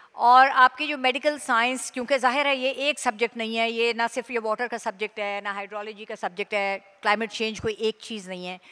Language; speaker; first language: Urdu; native; Urdu